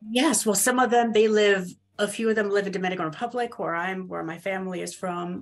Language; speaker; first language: English; native; English